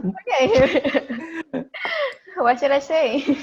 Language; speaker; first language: English; non-native, fluent; Indonesian